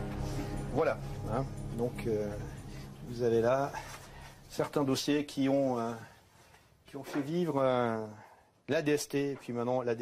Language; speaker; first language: French; native; French